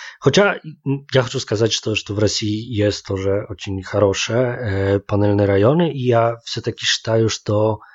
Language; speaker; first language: Polish; non-native, learner; Russian